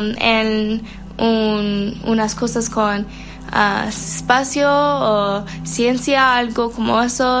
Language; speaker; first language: Spanish; non-native, learner; English